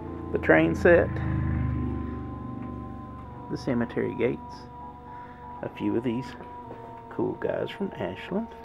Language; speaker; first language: English; native; English